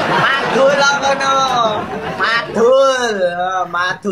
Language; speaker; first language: Vietnamese; native; Vietnamese